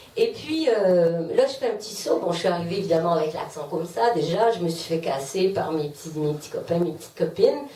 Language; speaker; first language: French; native; French